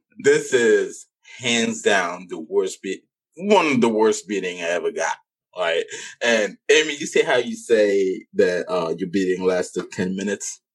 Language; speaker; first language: English; non-native, local second language; French